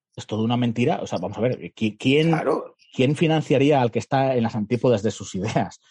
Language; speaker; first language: Spanish; native; Spanish